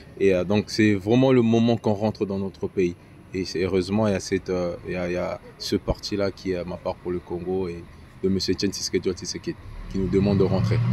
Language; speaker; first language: French; early bilingual, other home language; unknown